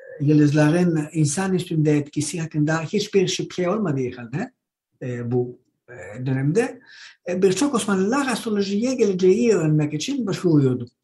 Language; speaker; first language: Turkish; non-native, learner; Greek